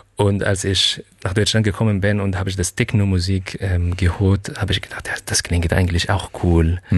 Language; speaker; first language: German; non-native, fluent; Arabic